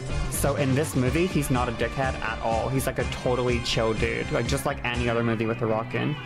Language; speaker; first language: English; native; English